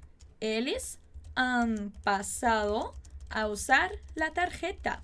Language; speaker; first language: Spanish; non-native, fluent; Portuguese